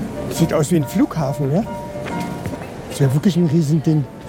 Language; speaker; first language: German; native; German